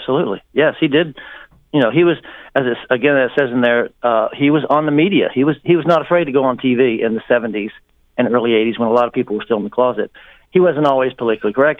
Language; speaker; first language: English; native; English